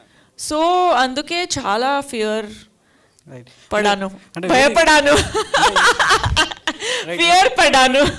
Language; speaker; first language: Telugu; non-native, learner; Hindi